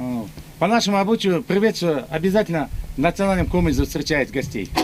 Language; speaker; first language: Russian; non-native, local second language; Kyrgyz